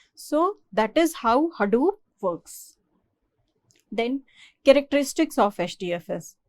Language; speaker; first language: English; non-native, local second language; Hindi